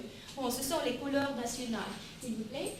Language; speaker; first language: French; non-native, fluent; Russian